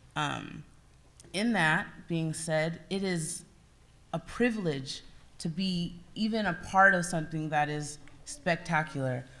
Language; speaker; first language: English; native; English